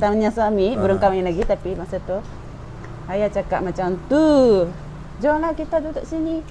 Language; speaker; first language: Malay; non-native, fluent; Japanese